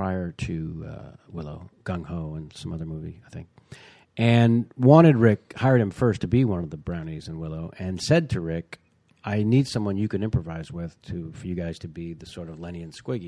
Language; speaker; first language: English; native; English